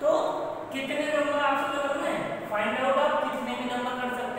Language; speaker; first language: Hindi; native; Hindi